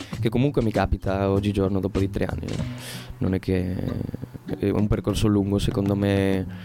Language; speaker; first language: Italian; non-native, fluent; Spanish